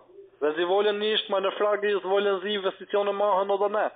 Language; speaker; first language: German; non-native, learner; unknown